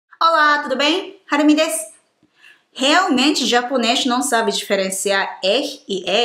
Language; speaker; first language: Portuguese; non-native, fluent; Japanese